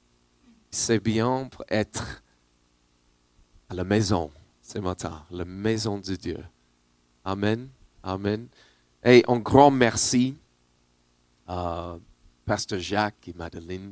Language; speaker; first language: French; non-native, learner; English